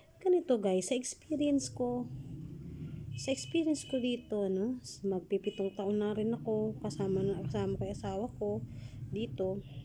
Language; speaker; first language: Filipino; native; Filipino